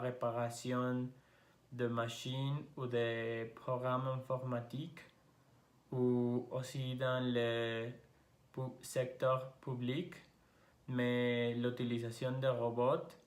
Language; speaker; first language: French; non-native, learner; Spanish